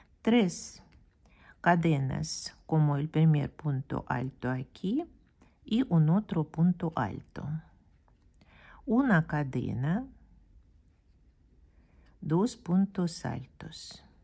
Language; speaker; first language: Spanish; non-native, fluent; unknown